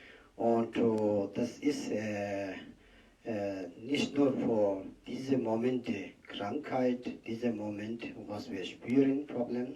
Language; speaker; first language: German; non-native, learner; Tibetan